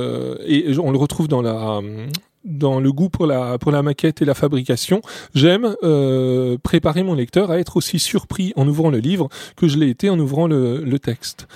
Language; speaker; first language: French; native; French